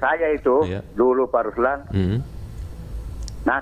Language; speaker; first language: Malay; non-native, local second language; Buginese